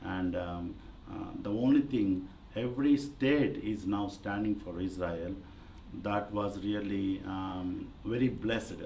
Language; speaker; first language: English; non-native, local second language; Telugu